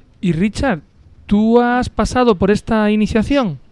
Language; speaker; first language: Spanish; native; Spanish